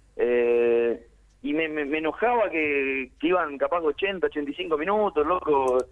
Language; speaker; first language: Spanish; native; Spanish